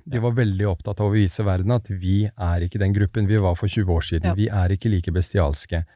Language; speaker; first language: Norwegian; early bilingual, other home language; Persian